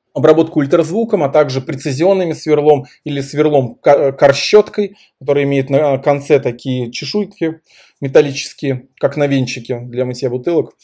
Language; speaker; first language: Russian; native; Russian